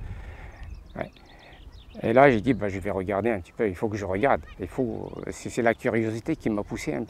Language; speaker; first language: French; non-native, local second language; Arabic